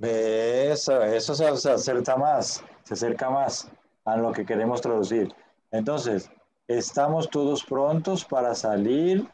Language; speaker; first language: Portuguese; non-native, fluent; Spanish